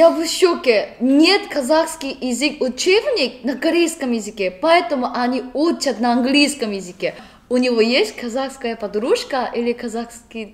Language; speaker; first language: Russian; non-native, learner; Korean